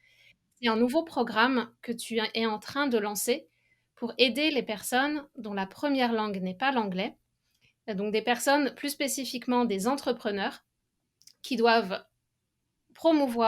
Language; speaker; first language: French; native; French